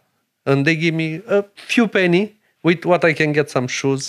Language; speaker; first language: English; non-native, learner; Romanian